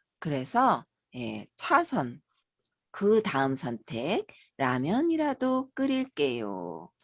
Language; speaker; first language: Korean; native; Korean